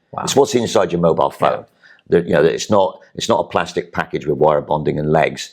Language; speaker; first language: English; native; English